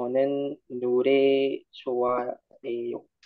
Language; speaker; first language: Korean; non-native, learner; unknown